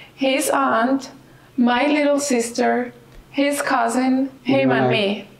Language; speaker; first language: English; non-native, fluent; Spanish